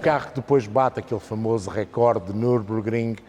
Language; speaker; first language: Portuguese; native; Portuguese